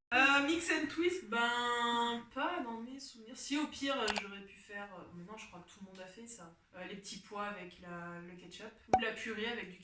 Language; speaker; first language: French; native; French